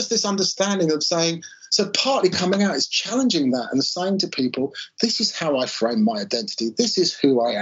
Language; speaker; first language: English; native; English